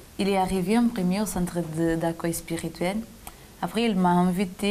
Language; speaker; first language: French; non-native, fluent; Portuguese